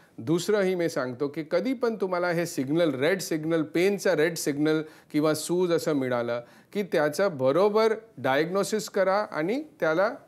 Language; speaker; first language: Marathi; non-native, local second language; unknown